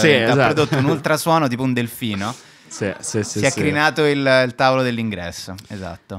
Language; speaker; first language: Italian; native; Italian